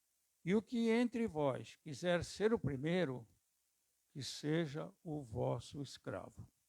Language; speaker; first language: Portuguese; native; Portuguese